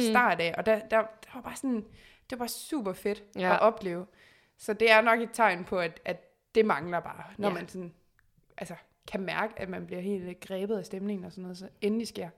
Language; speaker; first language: Danish; native; Danish